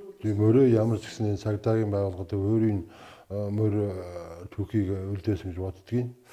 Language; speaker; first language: Mongolian; non-native, local second language; Kazakh